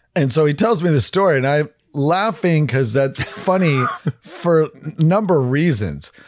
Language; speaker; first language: English; native; English